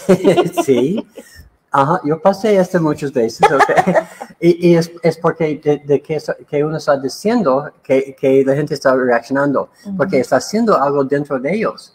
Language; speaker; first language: Spanish; non-native, learner; English